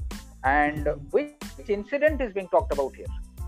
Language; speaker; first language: English; non-native, local second language; Bangla